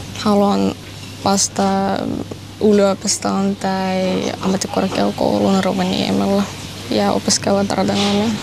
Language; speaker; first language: Finnish; non-native, learner; Russian